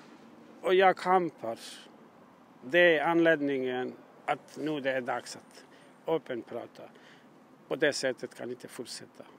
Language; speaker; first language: Swedish; non-native, learner; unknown